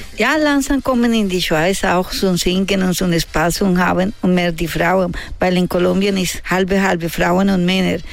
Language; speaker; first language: German; non-native, learner; Spanish